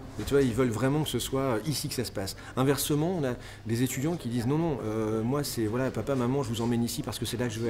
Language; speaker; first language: French; native; French